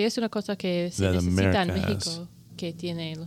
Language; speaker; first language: Spanish; non-native, learner; English